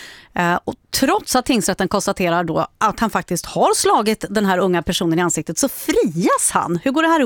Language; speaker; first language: Swedish; native; Swedish